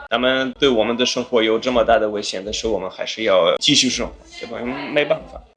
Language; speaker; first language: Chinese; non-native, fluent; Ukrainian